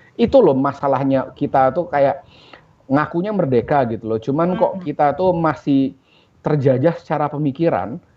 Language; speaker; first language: Indonesian; native; Indonesian